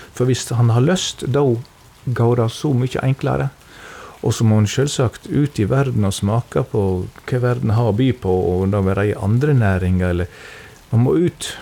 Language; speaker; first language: Norwegian; native; Norwegian